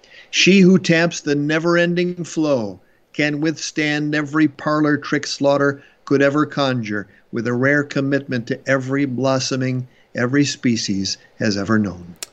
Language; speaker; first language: English; native; English